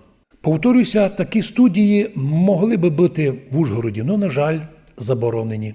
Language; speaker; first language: Ukrainian; non-native, local second language; Rusyn